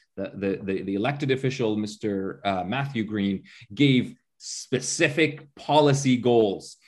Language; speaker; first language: English; early bilingual, other home language; Arabic